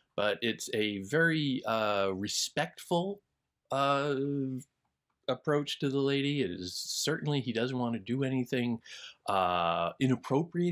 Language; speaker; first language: English; native; English